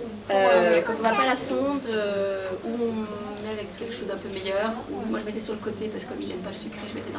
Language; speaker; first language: French; native; French